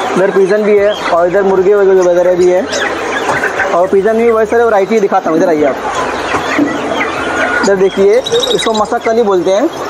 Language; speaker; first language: Hindi; native; Hindi